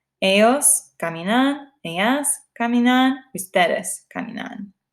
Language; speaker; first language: Spanish; non-native, fluent; English